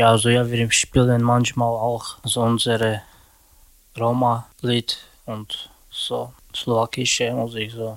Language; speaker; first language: German; non-native, learner; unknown